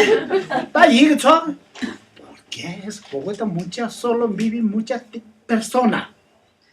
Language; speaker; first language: Spanish; non-native, learner; Tibetan